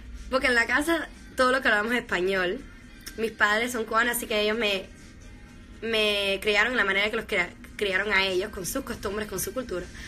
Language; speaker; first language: Spanish; native; Spanish